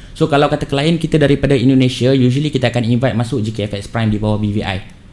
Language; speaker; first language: Malay; native; Malay